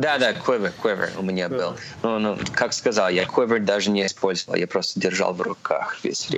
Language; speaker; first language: Russian; early bilingual, heritage; Russian